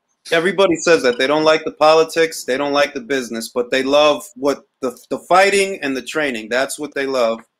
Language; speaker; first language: English; early bilingual, other home language; Spanish